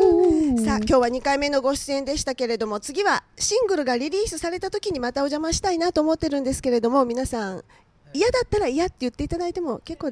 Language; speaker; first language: Japanese; native; Japanese